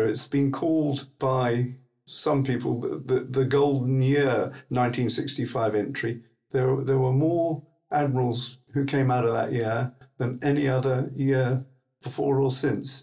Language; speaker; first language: English; native; English